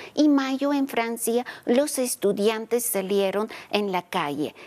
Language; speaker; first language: Spanish; non-native, fluent; Bulgarian